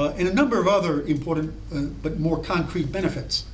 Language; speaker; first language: English; native; English